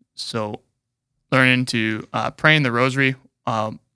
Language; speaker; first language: English; native; English